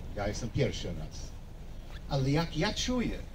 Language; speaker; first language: Polish; non-native, learner; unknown